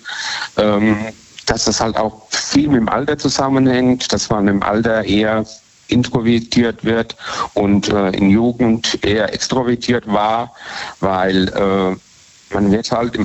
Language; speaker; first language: German; native; German